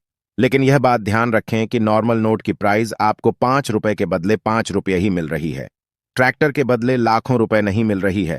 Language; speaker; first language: Hindi; native; Hindi